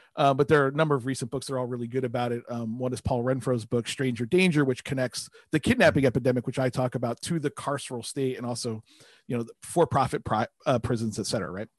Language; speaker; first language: English; native; English